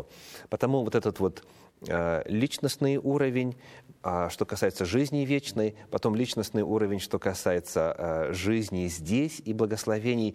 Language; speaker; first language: Russian; native; Russian